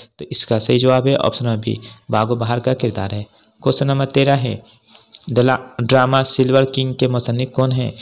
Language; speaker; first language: Urdu; native; Urdu